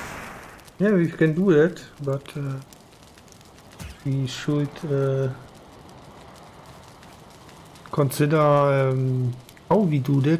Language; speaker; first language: English; non-native, learner; German